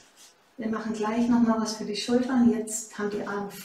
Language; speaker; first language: German; native; German